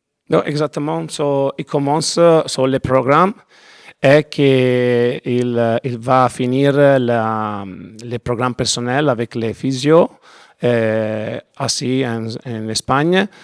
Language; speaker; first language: French; non-native, learner; Italian